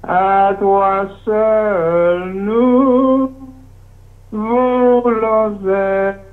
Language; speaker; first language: French; non-native, local second language; Haitian Creole